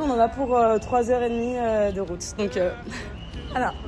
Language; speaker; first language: French; native; French